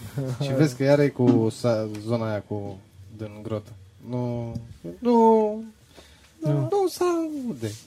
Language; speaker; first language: Romanian; early bilingual, heritage; Romanian